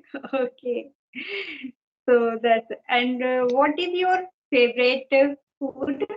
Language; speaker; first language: English; non-native, fluent; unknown